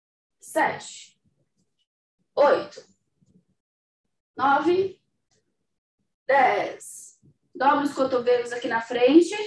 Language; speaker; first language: Portuguese; native; Portuguese